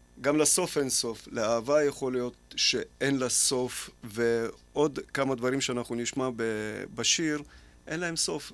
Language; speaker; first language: Hebrew; early bilingual, other home language; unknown